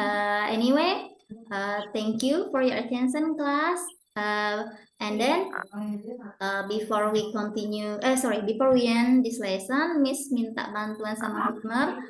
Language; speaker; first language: English; non-native, learner; Indonesian